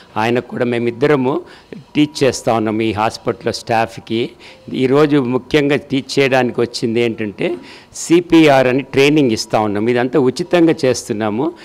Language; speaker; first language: Telugu; native; Telugu